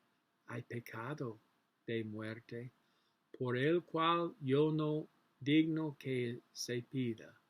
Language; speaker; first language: Spanish; non-native, learner; English